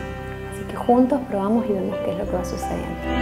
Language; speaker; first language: Spanish; native; Spanish